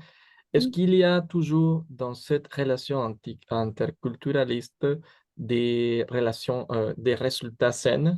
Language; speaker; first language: French; non-native, fluent; Spanish